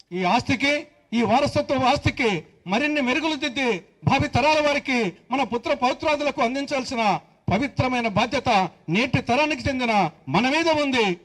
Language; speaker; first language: Telugu; native; Telugu